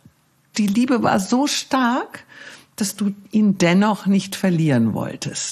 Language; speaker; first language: German; native; German